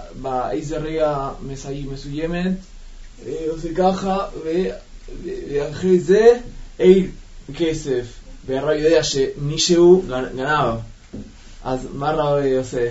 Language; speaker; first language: Hebrew; non-native, learner; Spanish